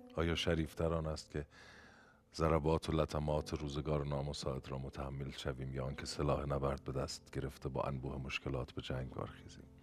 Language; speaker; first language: Persian; native; Persian